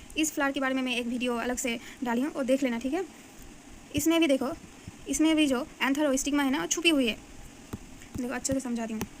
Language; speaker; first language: Hindi; non-native, local second language; Bangla